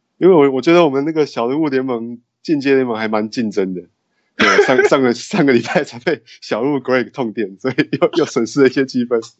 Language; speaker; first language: Chinese; native; Chinese